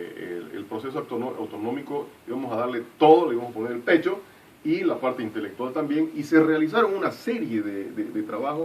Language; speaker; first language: Spanish; native; Spanish